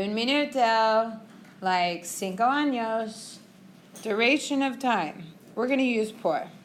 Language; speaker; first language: Spanish; non-native, fluent; English